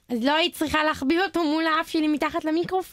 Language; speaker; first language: Hebrew; native; Hebrew